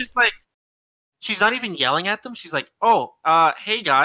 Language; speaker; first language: English; native; English